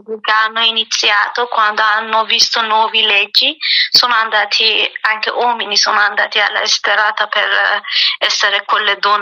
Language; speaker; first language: Italian; non-native, learner; Persian